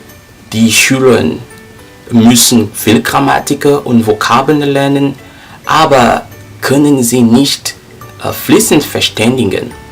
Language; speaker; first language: German; non-native, learner; French